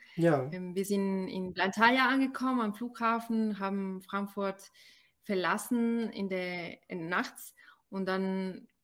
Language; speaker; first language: German; non-native, fluent; Spanish